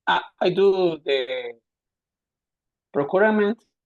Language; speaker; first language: English; non-native, learner; Spanish